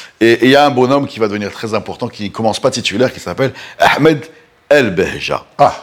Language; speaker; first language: French; non-native, local second language; Arabic